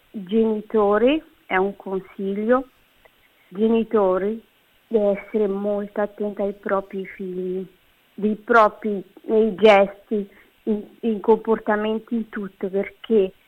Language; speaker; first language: Italian; non-native, fluent; Kabuverdianu